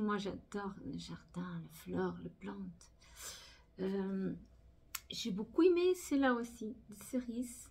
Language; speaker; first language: French; non-native, fluent; Portuguese